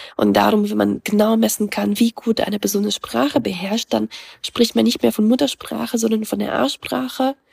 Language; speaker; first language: German; early bilingual, other home language; Russian